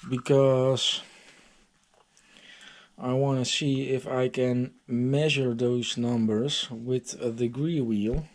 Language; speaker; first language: English; non-native, fluent; Dutch